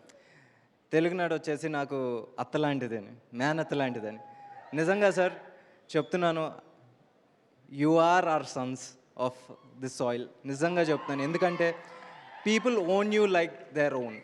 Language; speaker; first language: Telugu; native; Telugu